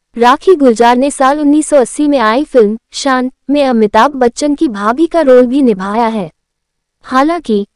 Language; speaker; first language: Hindi; native; Hindi